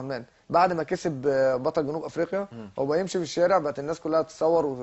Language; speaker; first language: Arabic; native; Arabic